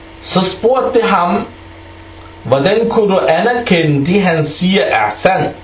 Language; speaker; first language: Danish; early bilingual, other home language; Arabic